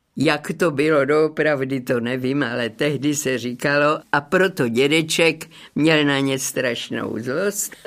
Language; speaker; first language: Czech; native; Czech